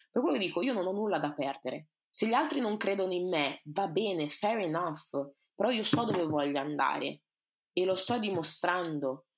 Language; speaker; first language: Italian; early bilingual, other home language; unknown